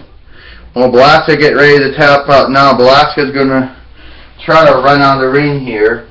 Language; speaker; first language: English; native; English